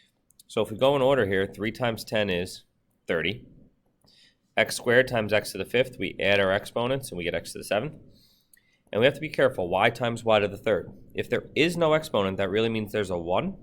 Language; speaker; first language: English; native; English